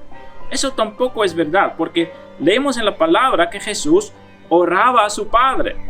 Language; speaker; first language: Spanish; non-native, fluent; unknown